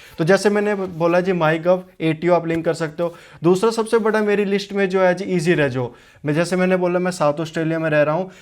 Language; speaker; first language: Hindi; native; Hindi